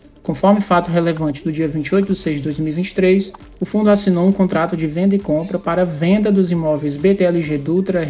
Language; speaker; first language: Portuguese; native; Portuguese